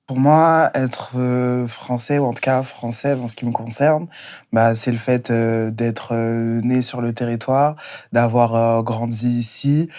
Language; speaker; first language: French; native; French